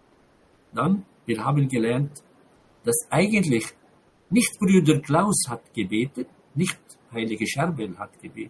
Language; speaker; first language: German; non-native, fluent; Arabic